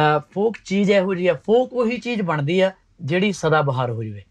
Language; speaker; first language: Punjabi; early bilingual, heritage; Punjabi